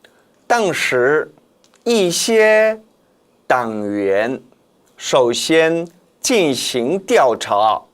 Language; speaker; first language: Chinese; non-native, fluent; Korean